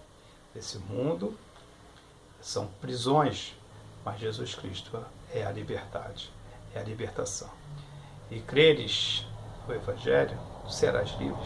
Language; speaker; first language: Portuguese; native; Portuguese